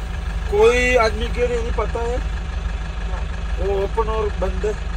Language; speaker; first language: Hindi; non-native, local second language; Malayalam